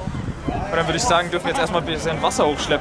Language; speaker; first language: German; native; German